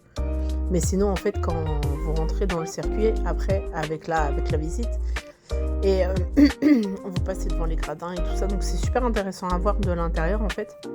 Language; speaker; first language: French; native; French